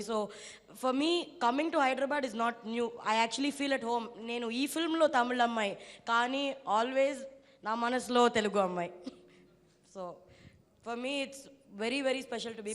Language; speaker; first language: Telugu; non-native, learner; Tamil